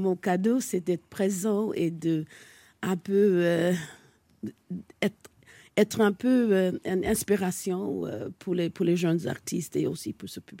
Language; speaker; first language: French; non-native, fluent; English